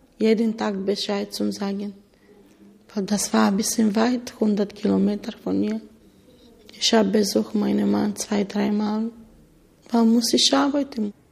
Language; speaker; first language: German; non-native, learner; Bulgarian